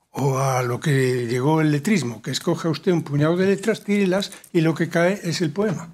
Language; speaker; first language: Spanish; native; Spanish